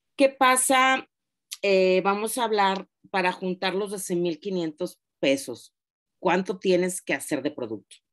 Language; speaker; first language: Spanish; native; Spanish